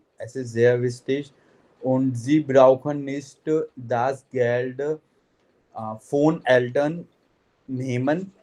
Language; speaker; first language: German; non-native, fluent; Hindi